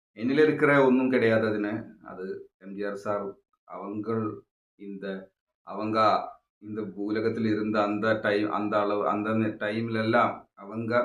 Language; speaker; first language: Tamil; non-native, local second language; Malayalam